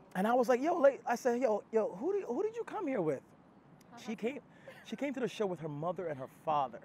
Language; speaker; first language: English; native; English